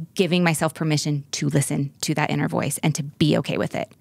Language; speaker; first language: English; native; English